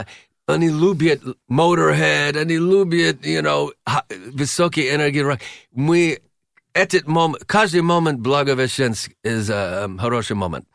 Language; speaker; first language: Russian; non-native, learner; English